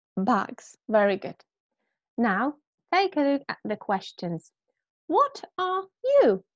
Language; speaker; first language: English; non-native, fluent; Polish